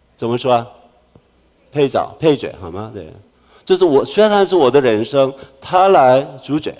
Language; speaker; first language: Chinese; non-native, fluent; Korean